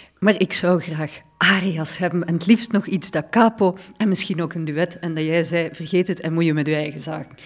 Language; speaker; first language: Dutch; native; Dutch